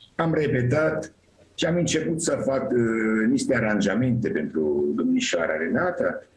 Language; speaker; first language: Romanian; non-native, fluent; Italian